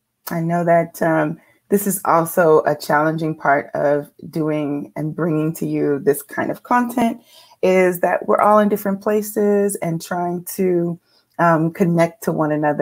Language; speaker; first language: English; native; English